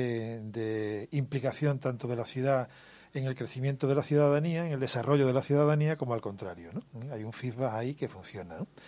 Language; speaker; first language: Spanish; native; Spanish